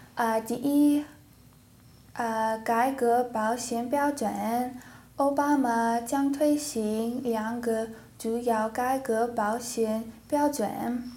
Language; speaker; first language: Chinese; non-native, learner; English